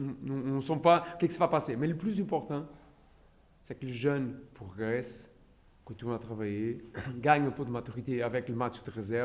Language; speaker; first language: French; non-native, fluent; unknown